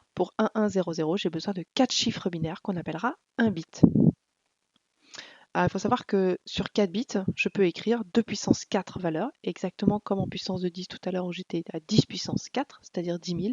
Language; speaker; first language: French; native; French